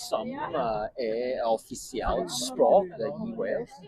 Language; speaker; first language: Norwegian; non-native, learner; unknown